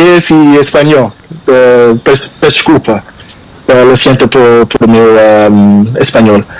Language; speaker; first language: Spanish; non-native, learner; Portuguese